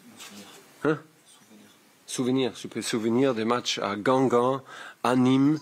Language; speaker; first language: French; non-native, learner; German